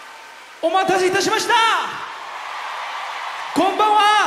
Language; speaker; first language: Japanese; non-native, fluent; Korean